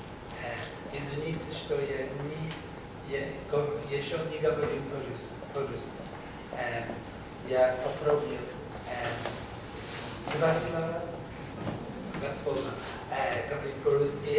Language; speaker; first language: Russian; non-native, learner; English